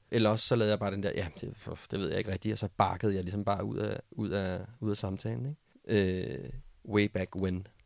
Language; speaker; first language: Danish; native; Danish